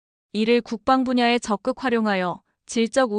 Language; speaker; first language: Korean; native; Korean